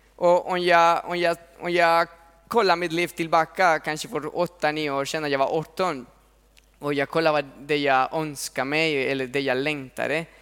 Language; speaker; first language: Swedish; non-native, fluent; Spanish